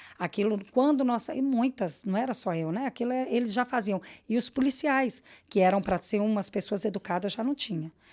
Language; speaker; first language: Portuguese; native; Portuguese